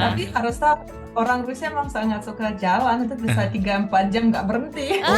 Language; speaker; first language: Indonesian; non-native, fluent; Russian